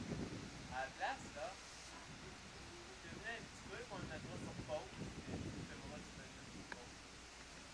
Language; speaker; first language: French; native; French